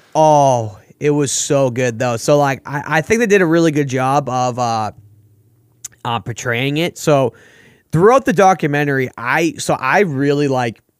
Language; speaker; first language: English; native; English